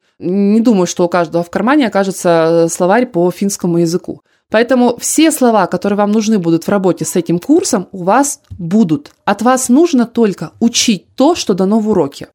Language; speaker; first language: Russian; native; Russian